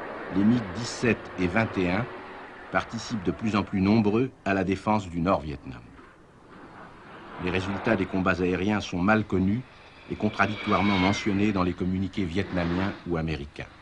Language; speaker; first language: French; native; French